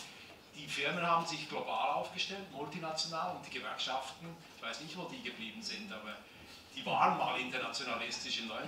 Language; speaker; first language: German; native; German